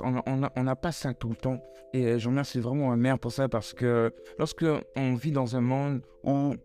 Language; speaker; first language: French; native; French